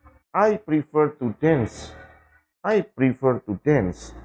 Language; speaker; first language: English; non-native, learner; Indonesian